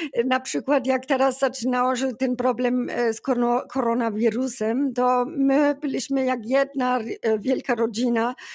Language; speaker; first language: Polish; non-native, learner; German